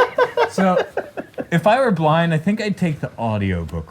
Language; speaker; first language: English; native; English